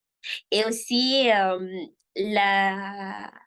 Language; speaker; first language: French; non-native, fluent; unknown